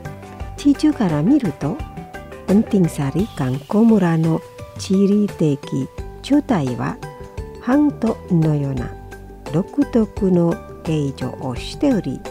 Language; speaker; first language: Japanese; non-native, fluent; Indonesian